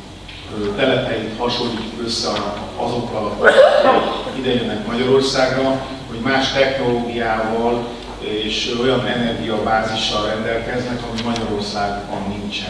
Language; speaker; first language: Hungarian; native; Hungarian